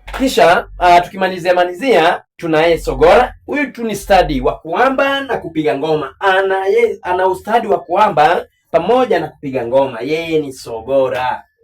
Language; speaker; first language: Swahili; non-native, local second language; Luyia